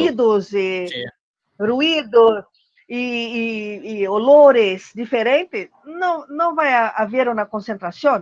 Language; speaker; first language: Portuguese; non-native, learner; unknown